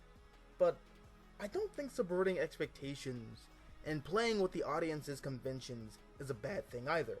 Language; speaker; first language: English; native; English